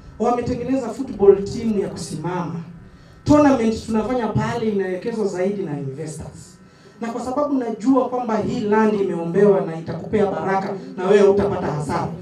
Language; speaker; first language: Swahili; non-native, local second language; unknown